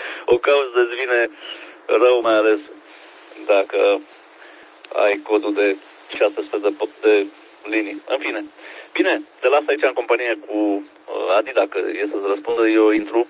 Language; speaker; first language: Romanian; native; Romanian